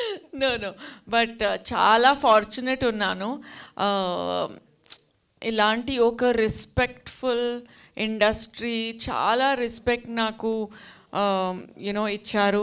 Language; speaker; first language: Telugu; non-native, learner; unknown